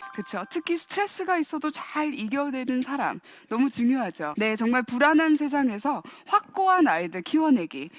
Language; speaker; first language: Korean; early bilingual, heritage; Korean